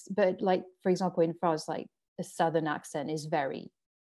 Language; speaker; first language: English; non-native, fluent; French